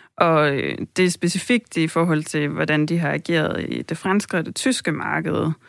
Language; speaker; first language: Danish; native; Danish